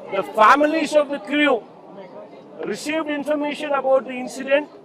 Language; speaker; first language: English; non-native, local second language; Telugu